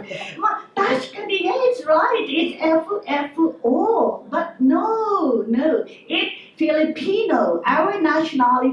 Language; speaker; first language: English; non-native, local second language; Filipino